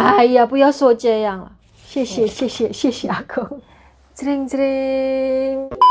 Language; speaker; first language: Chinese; non-native, fluent; Javanese